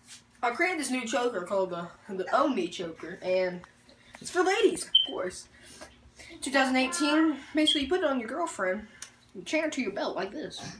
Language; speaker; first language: English; native; English